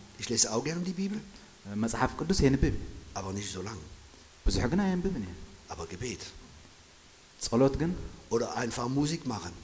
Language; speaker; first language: German; non-native, fluent; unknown